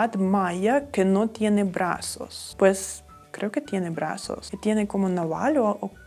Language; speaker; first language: Spanish; non-native, fluent; Ukrainian